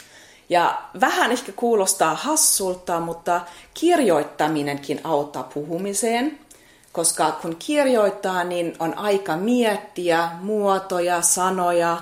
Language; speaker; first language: Finnish; non-native, fluent; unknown